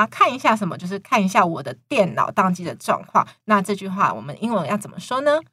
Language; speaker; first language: Chinese; native; Chinese